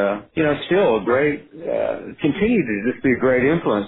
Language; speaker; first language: English; native; English